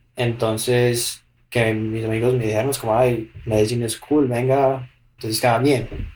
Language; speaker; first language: Spanish; non-native, fluent; English